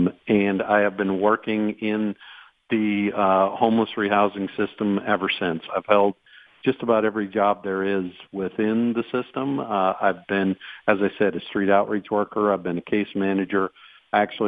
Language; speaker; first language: English; native; English